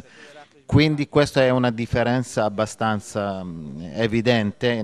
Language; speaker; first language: Italian; non-native, fluent; Kurdish